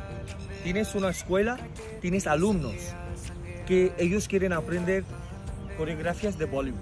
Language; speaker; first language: Spanish; non-native, fluent; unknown